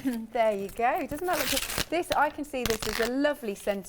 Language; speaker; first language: English; native; English